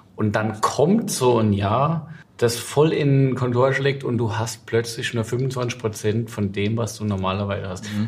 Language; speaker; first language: German; native; German